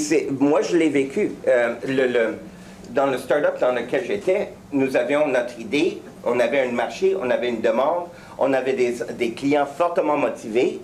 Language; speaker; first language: French; native; French